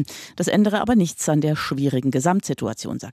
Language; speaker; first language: German; native; German